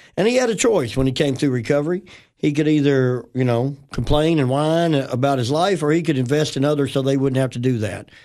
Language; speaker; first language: English; native; English